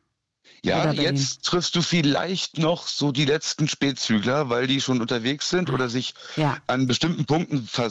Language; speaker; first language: German; native; German